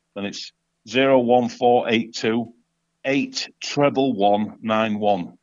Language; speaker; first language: English; native; English